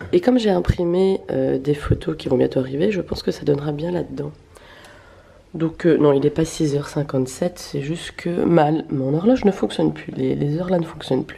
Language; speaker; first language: French; native; French